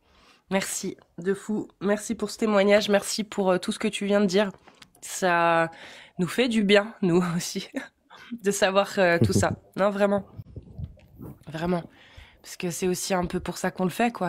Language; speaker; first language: French; native; French